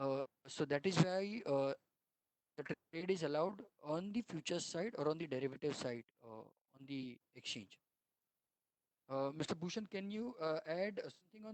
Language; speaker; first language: English; non-native, local second language; Hindi